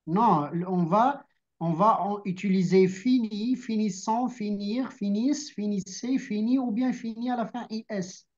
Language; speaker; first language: French; non-native, local second language; Arabic